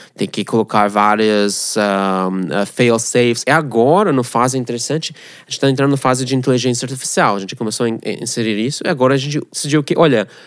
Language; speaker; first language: Portuguese; non-native, fluent; Russian